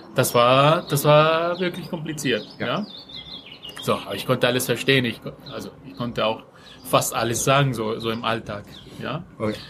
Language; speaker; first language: German; non-native, fluent; Spanish